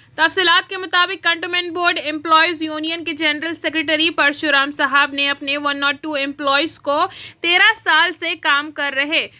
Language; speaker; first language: Hindi; non-native, local second language; Urdu